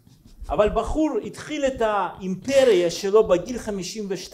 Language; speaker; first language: Hebrew; non-native, fluent; Russian